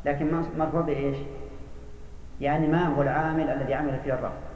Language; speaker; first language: Arabic; native; Arabic